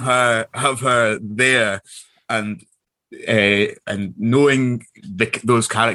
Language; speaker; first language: English; native; English